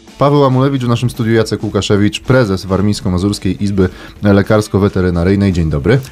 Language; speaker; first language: Polish; native; Polish